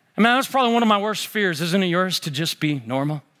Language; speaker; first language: English; native; English